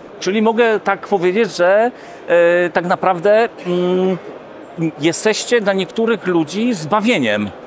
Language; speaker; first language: Polish; native; Polish